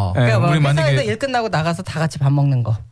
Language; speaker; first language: Korean; native; Korean